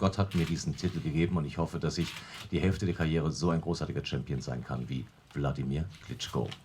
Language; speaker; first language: German; native; German